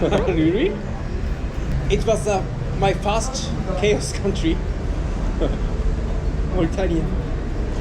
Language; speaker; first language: English; non-native, learner; Japanese